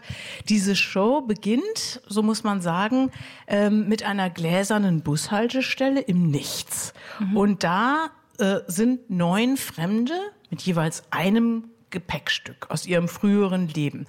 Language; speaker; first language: German; native; German